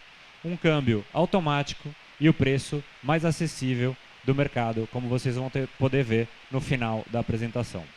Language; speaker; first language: Portuguese; non-native, fluent; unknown